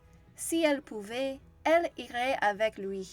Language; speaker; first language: French; non-native, fluent; English